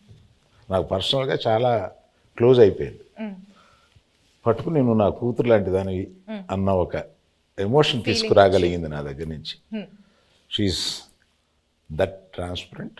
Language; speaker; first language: Telugu; native; Telugu